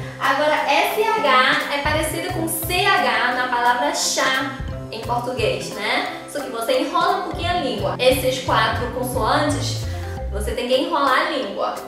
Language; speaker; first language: Portuguese; non-native, fluent; Chinese